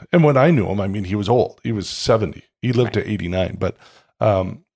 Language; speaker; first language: English; native; English